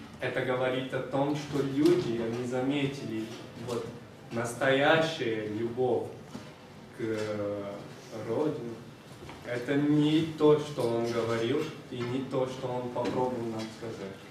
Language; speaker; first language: Russian; non-native, fluent; Portuguese